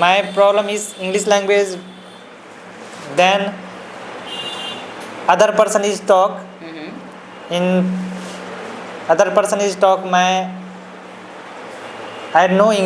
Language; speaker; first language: English; non-native, learner; Hindi